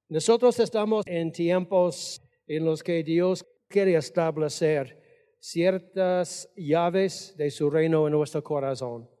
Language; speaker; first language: Spanish; non-native, fluent; English